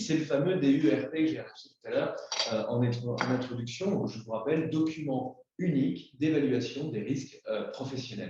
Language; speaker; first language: French; native; French